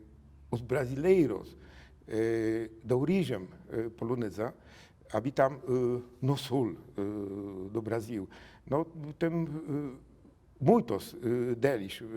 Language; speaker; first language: Portuguese; non-native, learner; Polish